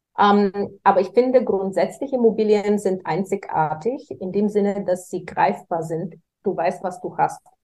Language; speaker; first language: German; non-native, fluent; Bulgarian